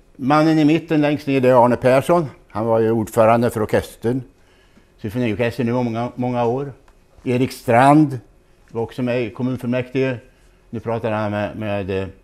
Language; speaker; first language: Swedish; native; Swedish